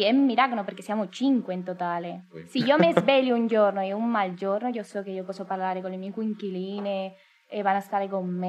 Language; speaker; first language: Italian; non-native, learner; Spanish